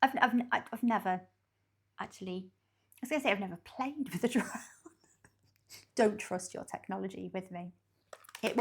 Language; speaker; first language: English; native; English